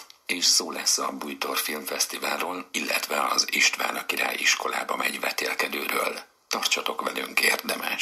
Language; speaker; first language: Hungarian; native; Hungarian